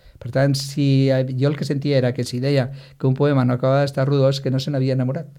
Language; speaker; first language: Catalan; non-native, local second language; Spanish